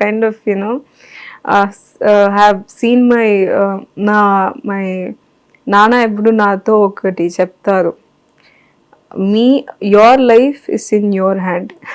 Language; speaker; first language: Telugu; non-native, learner; Tamil